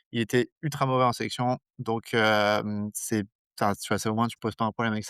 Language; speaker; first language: French; native; French